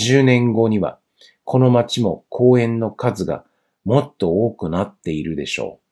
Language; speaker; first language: Japanese; non-native, fluent; Chinese